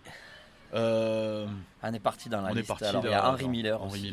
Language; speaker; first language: French; native; French